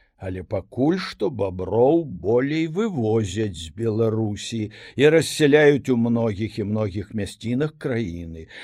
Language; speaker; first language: Belarusian; native; Belarusian